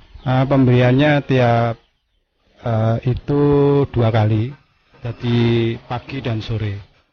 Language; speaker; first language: Indonesian; non-native, local second language; Javanese